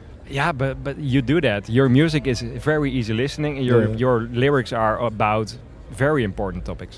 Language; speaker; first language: English; non-native, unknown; Dutch